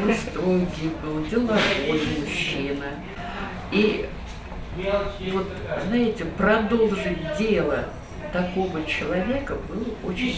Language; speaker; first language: Russian; native; Russian